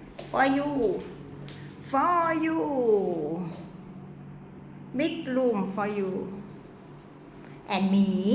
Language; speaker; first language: English; non-native, learner; Thai